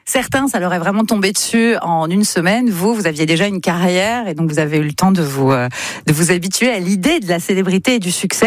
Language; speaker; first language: French; native; French